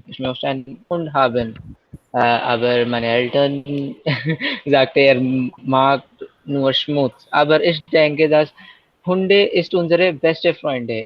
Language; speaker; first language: German; non-native, learner; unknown